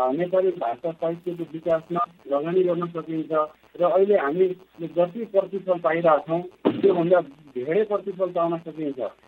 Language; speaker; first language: Nepali; native; Nepali